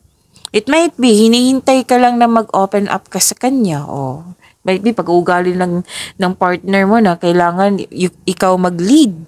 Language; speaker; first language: Filipino; native; Filipino